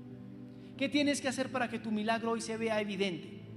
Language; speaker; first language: Spanish; native; Spanish